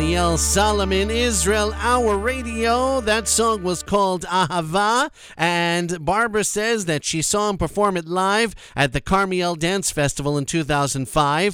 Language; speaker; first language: English; native; English